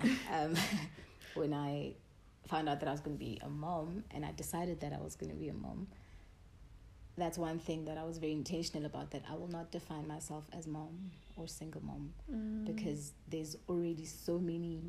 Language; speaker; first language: English; non-native, local second language; Tswana